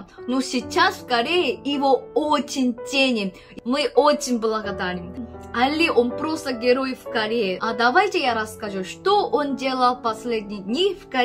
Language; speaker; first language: Russian; non-native, fluent; Korean